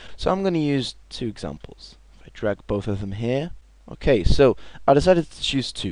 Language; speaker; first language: English; native; English